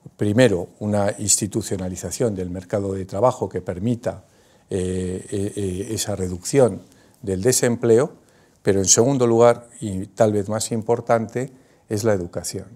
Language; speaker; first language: Spanish; native; Spanish